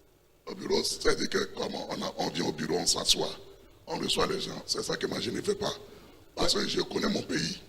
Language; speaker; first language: French; non-native, local second language; Fon